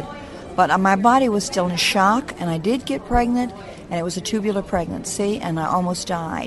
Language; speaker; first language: English; native; English